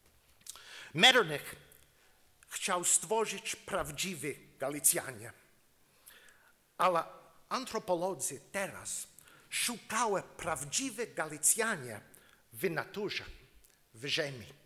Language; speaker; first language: Polish; non-native, learner; English